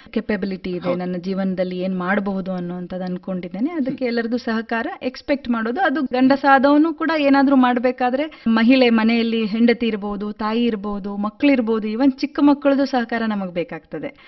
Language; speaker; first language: Kannada; native; Kannada